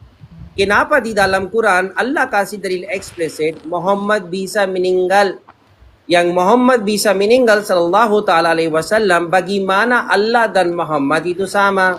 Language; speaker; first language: Indonesian; non-native, learner; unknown